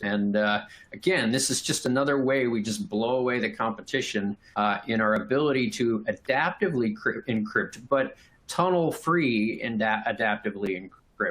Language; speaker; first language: English; native; English